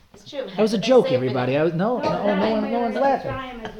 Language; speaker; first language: English; native; English